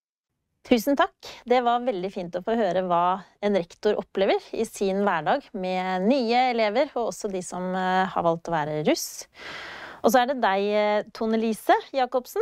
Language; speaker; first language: Norwegian; native; Norwegian